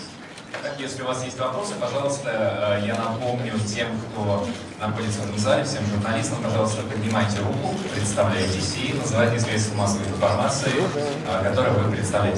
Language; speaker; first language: Russian; native; Russian